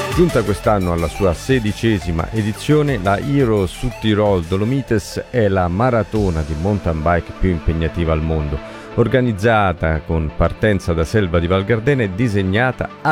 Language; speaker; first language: Italian; native; Italian